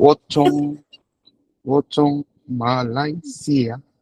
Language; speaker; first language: Chinese; non-native, learner; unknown